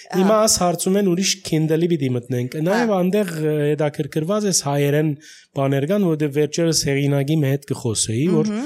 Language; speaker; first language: Armenian; early bilingual, heritage; Armenian